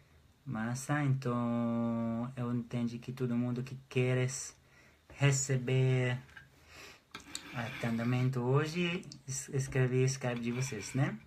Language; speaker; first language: Portuguese; non-native, fluent; Hebrew